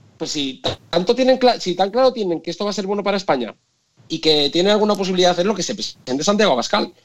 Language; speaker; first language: Spanish; native; Spanish